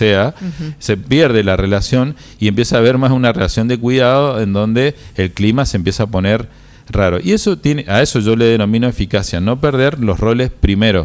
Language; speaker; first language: Spanish; native; Spanish